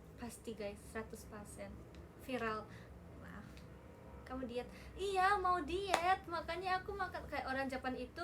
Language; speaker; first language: Indonesian; native; Indonesian